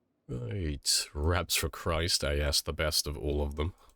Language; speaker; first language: English; native; English